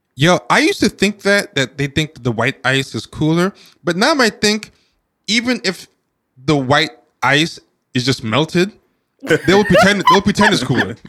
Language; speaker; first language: English; native; English